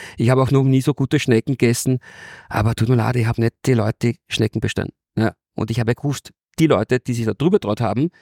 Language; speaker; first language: German; native; German